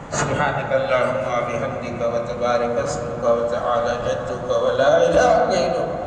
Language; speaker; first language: Urdu; non-native, local second language; Gujarati